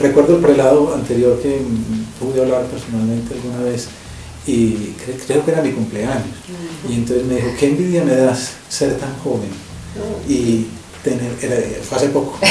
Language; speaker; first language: Spanish; native; Spanish